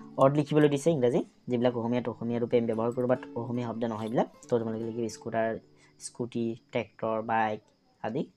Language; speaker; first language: Assamese; non-native, local second language; Bangla